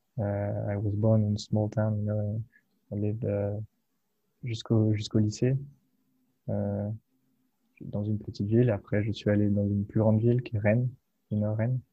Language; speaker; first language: French; native; French